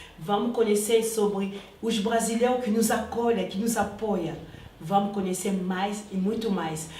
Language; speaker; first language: Portuguese; non-native, fluent; Lingala